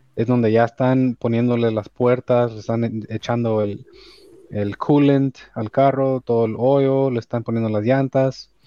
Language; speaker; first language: Spanish; early bilingual, heritage; Spanish